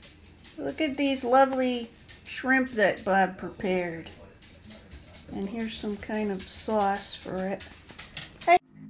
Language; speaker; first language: English; native; English